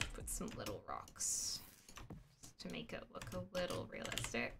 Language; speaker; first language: English; native; English